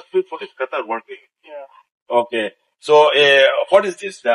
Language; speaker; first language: English; non-native, learner; Bangla